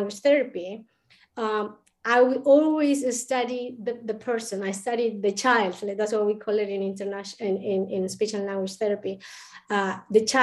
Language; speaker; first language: English; non-native, fluent; Spanish